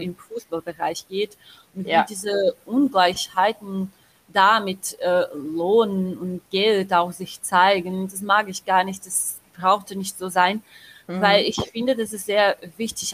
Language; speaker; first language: German; non-native, learner; Portuguese